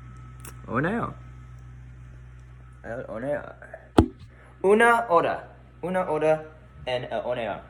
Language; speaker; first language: Spanish; non-native, learner; English